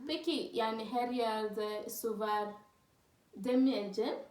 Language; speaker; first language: Turkish; non-native, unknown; Swahili